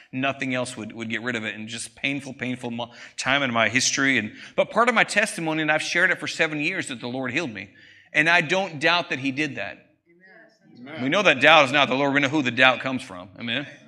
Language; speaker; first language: English; native; English